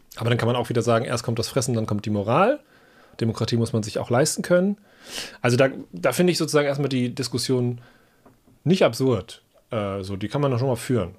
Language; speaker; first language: German; native; German